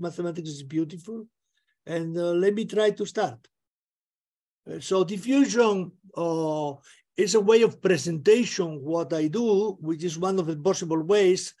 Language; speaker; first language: English; non-native, fluent; Spanish